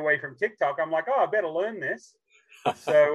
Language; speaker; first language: English; native; English